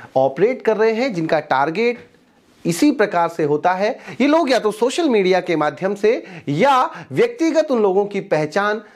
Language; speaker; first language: Hindi; native; Hindi